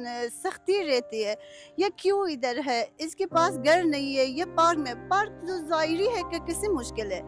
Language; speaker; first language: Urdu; non-native, learner; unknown